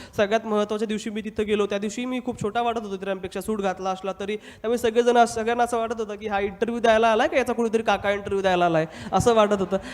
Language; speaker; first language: Marathi; non-native, local second language; Hindi